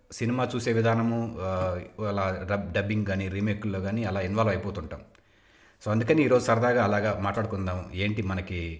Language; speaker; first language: Telugu; native; Telugu